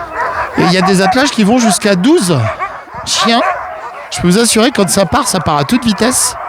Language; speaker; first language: French; native; French